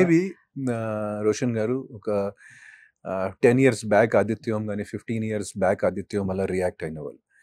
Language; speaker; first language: Telugu; non-native, fluent; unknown